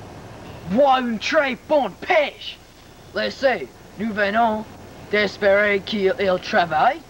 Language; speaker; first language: French; non-native, learner; English